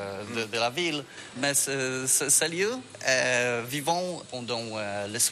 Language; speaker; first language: French; non-native, learner; Polish